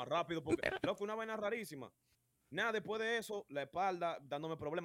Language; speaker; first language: Spanish; native; Spanish